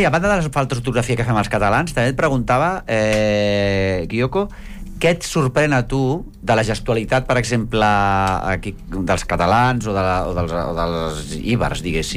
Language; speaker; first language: Catalan; native; Catalan